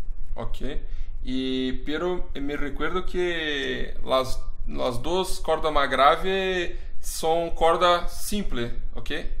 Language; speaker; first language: Spanish; non-native, fluent; Portuguese